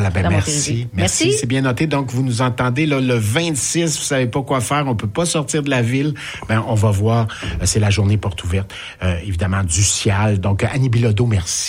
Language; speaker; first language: French; native; French